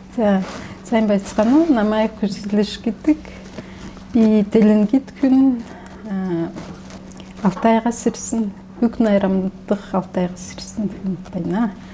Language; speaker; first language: Mongolian; non-native, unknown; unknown